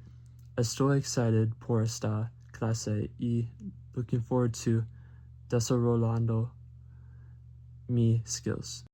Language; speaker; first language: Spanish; non-native, learner; English